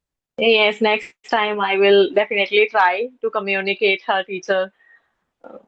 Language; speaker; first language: English; non-native, learner; Hindi